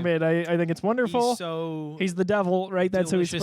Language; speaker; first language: English; native; English